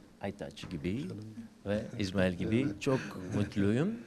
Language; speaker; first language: Turkish; non-native, learner; Greek